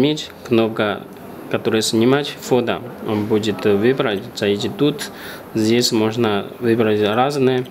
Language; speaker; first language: Russian; non-native, learner; Chinese